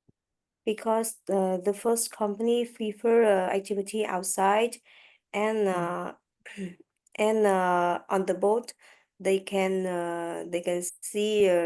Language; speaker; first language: English; non-native, learner; French